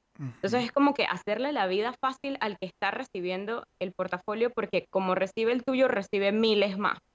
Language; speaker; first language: Spanish; native; Spanish